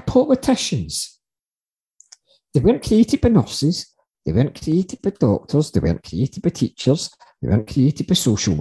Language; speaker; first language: English; native; English